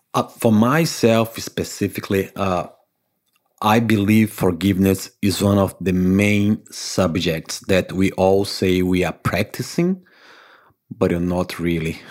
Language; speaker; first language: English; non-native, fluent; Portuguese